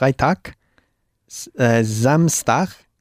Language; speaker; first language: German; non-native, learner; Spanish